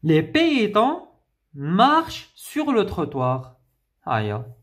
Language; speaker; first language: French; non-native, local second language; Arabic